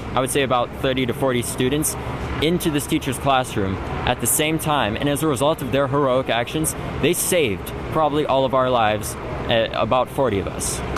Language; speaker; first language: English; native; English